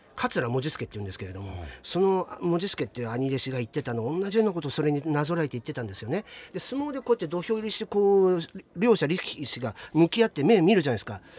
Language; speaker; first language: Japanese; native; Japanese